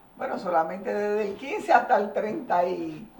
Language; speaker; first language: Spanish; native; Spanish